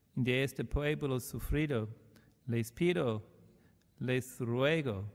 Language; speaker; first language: Spanish; non-native, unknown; English